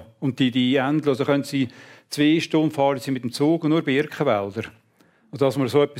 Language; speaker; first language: German; native; German